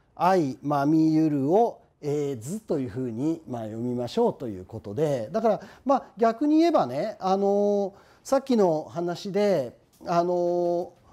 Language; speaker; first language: Japanese; native; Japanese